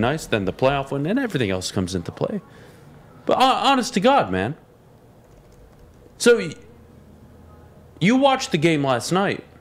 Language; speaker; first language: English; native; English